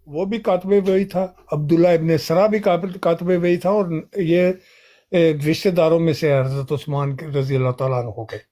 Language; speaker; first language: Urdu; non-native, local second language; Punjabi